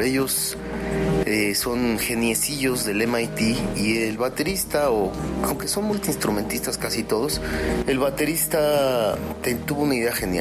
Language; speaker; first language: Spanish; native; Spanish